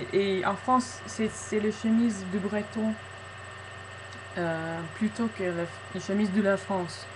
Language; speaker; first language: French; non-native, fluent; English